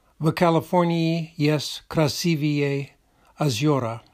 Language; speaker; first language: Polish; non-native, learner; Russian